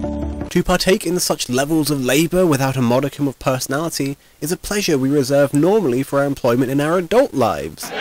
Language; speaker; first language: English; native; English